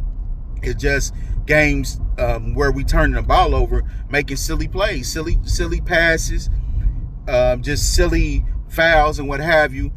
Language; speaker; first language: English; native; English